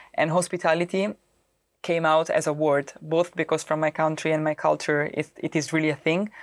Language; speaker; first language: English; non-native, fluent; Italian